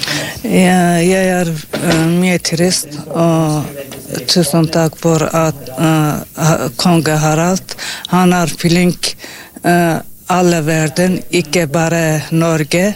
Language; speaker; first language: Swedish; non-native, learner; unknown